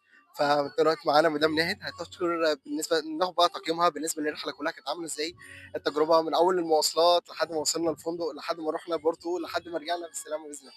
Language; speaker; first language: Arabic; native; Arabic